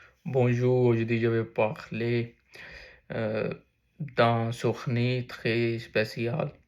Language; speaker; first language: French; non-native, learner; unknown